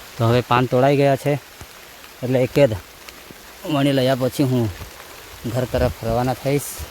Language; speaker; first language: Gujarati; non-native, local second language; Vasavi